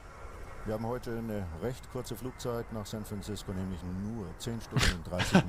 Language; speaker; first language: German; native; German